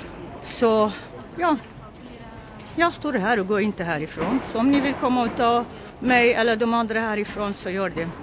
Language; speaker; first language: Swedish; non-native, local second language; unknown